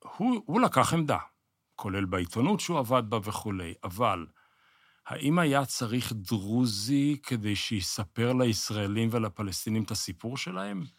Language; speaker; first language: Hebrew; native; Hebrew